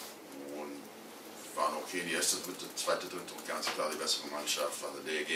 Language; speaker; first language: German; non-native, learner; English